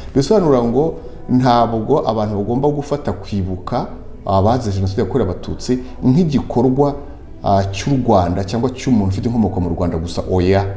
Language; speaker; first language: Kinyarwanda; native; Kinyarwanda